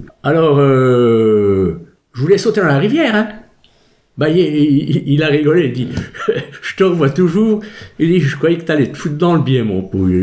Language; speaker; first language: French; native; French